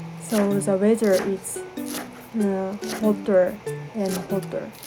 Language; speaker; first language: English; non-native, learner; Japanese